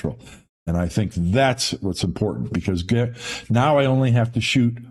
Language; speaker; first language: English; native; English